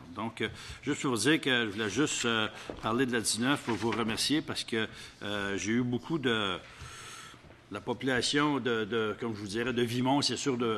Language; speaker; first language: French; native; French